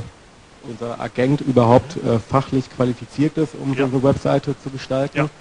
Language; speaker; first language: German; native; German